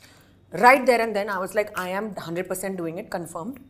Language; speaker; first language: Telugu; non-native, fluent; Hindi